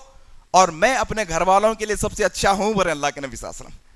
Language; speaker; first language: Urdu; native; Urdu